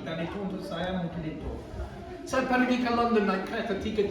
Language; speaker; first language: Indonesian; non-native, fluent; English